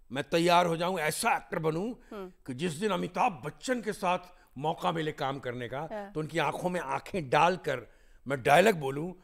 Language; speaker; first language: Hindi; native; Hindi